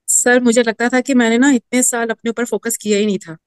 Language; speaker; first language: Hindi; native; Hindi